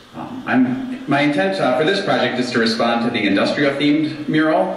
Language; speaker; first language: English; native; English